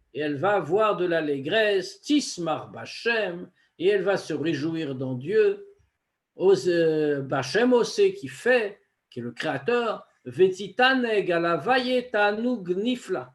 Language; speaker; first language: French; native; French